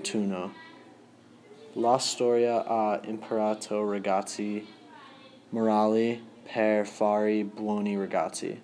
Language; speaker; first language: Italian; non-native, learner; English